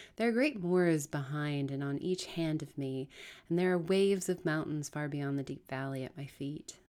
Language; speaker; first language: English; native; English